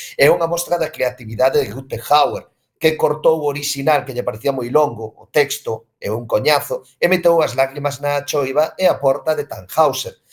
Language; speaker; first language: Galician; native; Galician